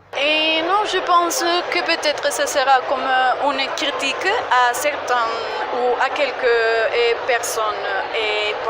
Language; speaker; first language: French; non-native, fluent; Spanish